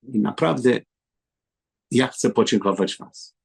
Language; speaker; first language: Polish; non-native, learner; English